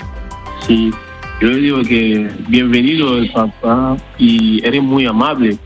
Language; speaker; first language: Spanish; non-native, learner; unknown